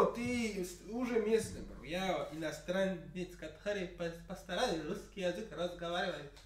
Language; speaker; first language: Russian; non-native, learner; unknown